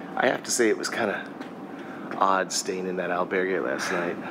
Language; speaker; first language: English; native; English